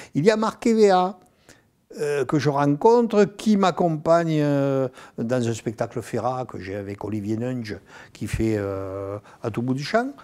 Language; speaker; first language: French; native; French